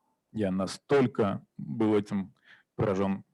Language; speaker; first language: Russian; native; Russian